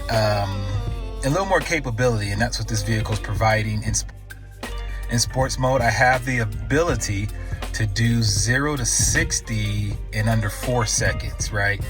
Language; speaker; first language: English; native; English